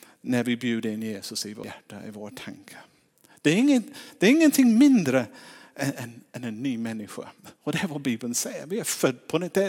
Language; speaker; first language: Swedish; non-native, fluent; English